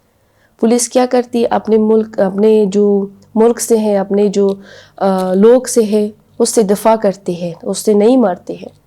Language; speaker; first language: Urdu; non-native, learner; Persian